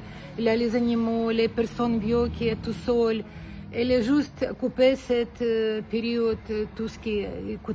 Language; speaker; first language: French; non-native, learner; Ukrainian